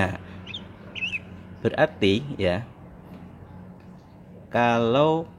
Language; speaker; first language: Indonesian; native; Indonesian